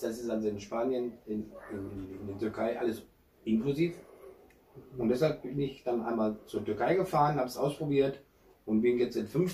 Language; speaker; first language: German; native; German